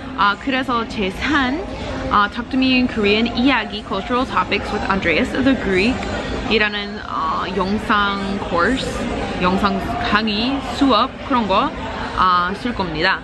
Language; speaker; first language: Korean; non-native, learner; English